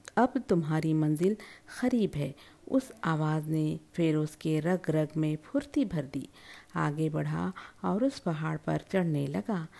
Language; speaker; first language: Urdu; native; Urdu